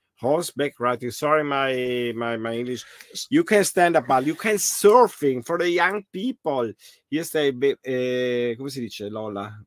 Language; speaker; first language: English; non-native, learner; German